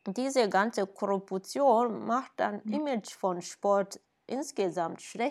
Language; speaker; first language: German; non-native, fluent; Japanese